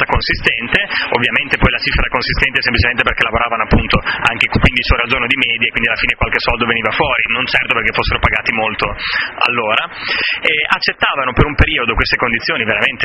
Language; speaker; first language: Italian; native; Italian